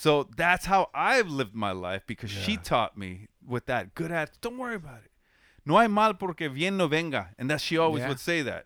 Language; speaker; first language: English; early bilingual, other home language; Spanish